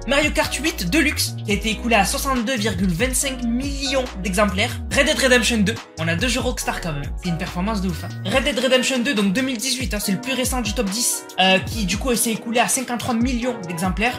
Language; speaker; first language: French; native; French